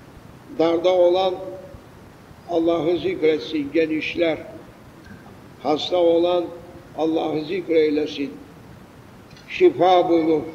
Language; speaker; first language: Turkish; native; Turkish